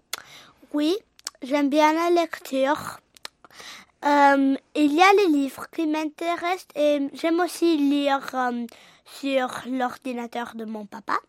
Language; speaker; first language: French; early bilingual, heritage; English